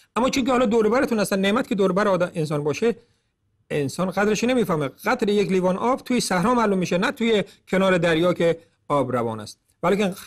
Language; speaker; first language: Persian; native; Persian